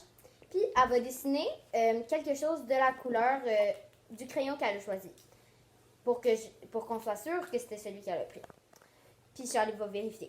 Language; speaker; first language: French; native; French